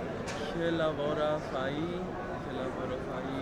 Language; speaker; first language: Italian; non-native, learner; Polish